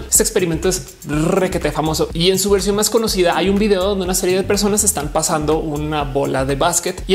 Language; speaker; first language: Spanish; native; Spanish